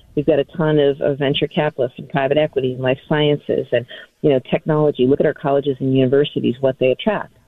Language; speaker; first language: English; native; English